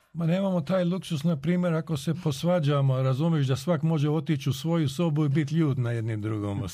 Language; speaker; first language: Croatian; early bilingual, heritage; Croatian